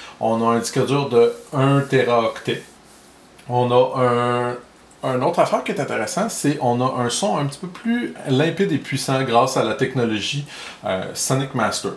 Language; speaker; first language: French; native; French